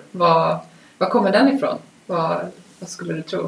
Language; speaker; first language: Swedish; native; Swedish